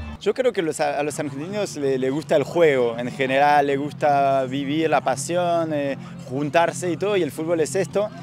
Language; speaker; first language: Spanish; non-native, fluent; French